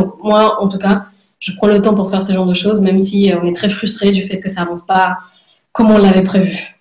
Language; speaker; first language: French; non-native, fluent; English